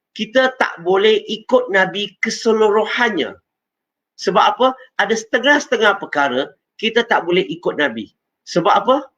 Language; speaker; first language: Malay; non-native, local second language; Chinese